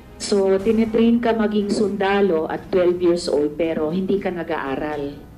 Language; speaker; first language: Filipino; native; Filipino